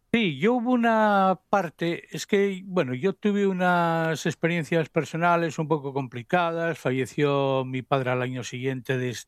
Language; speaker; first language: Spanish; native; Spanish